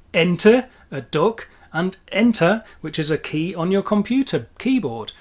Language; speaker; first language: English; native; English